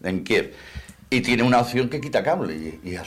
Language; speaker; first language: Spanish; native; Spanish